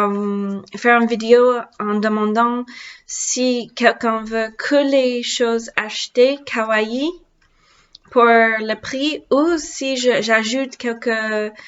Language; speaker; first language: French; non-native, learner; English